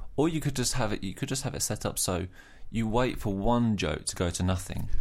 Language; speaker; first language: English; native; English